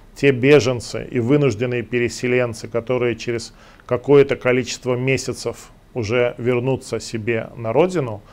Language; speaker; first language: Russian; native; Russian